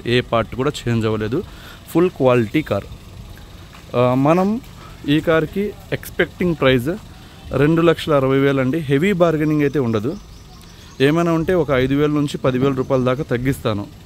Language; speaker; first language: Telugu; native; Telugu